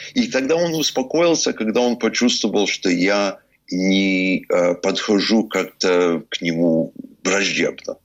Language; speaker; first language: Russian; early bilingual, heritage; English